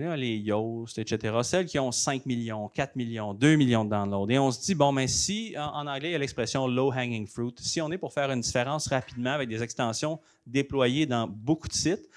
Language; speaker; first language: French; native; French